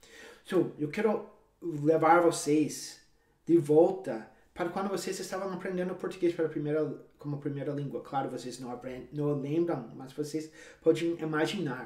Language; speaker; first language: Portuguese; non-native, fluent; English